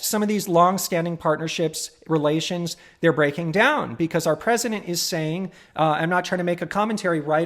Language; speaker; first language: English; native; English